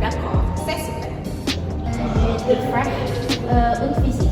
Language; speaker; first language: French; non-native, learner; Indonesian